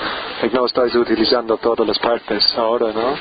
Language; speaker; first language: Spanish; non-native, learner; English